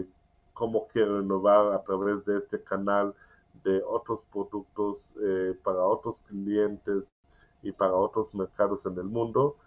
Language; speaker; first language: Spanish; non-native, learner; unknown